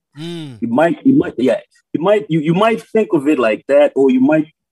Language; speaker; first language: English; non-native, local second language; Nyanja